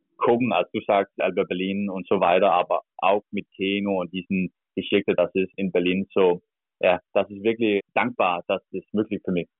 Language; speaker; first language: German; non-native, learner; Danish